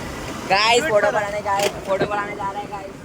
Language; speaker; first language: Hindi; non-native, local second language; Gujarati